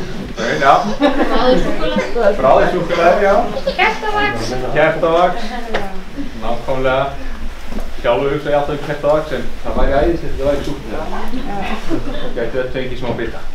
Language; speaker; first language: Icelandic; native; Icelandic